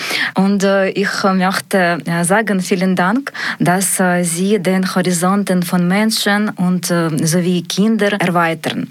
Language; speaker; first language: German; non-native, learner; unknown